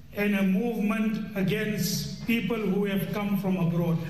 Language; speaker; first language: English; early bilingual, other home language; Urdu